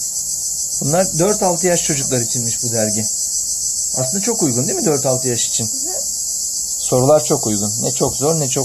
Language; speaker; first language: Turkish; native; Turkish